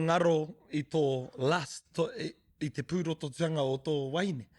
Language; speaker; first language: Māori; non-native, local second language; English